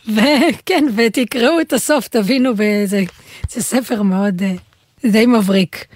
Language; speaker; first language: Hebrew; native; Hebrew